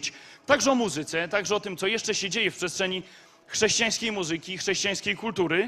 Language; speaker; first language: Polish; native; Polish